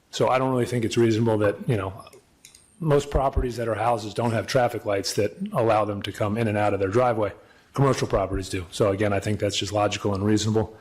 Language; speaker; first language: English; native; English